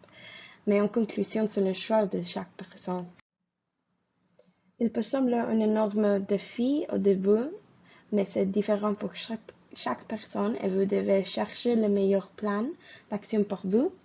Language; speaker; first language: French; non-native, fluent; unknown